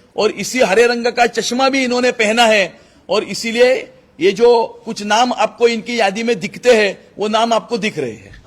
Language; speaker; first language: Hindi; non-native, local second language; Marathi